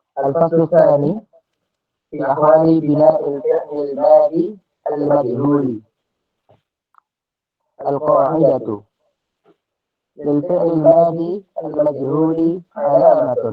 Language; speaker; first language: Arabic; non-native, learner; Indonesian